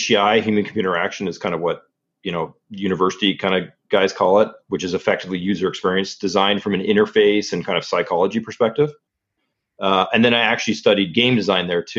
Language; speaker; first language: English; native; English